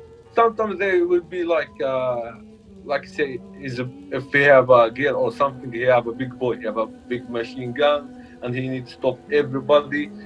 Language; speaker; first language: English; non-native, learner; Arabic